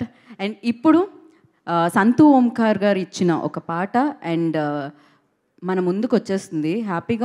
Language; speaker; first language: Telugu; native; Telugu